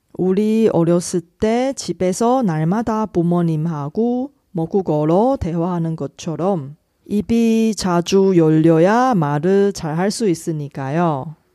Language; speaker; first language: Korean; non-native, fluent; Chinese